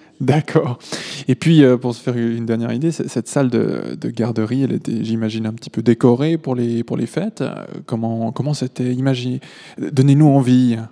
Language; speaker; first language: French; native; French